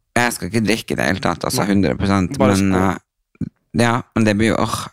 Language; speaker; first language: Norwegian; native; Norwegian